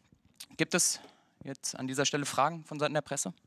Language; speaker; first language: German; native; German